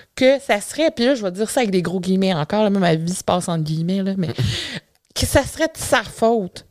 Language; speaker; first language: French; native; French